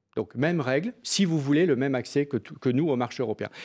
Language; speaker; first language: French; native; French